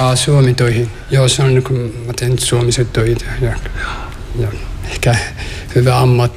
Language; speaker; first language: Finnish; non-native, learner; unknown